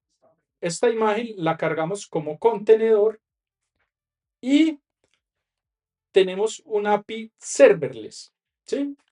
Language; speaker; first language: Spanish; native; Spanish